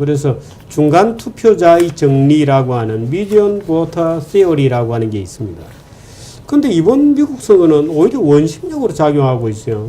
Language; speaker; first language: Korean; native; Korean